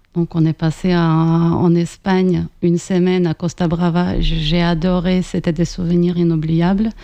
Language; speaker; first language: French; non-native, fluent; Ukrainian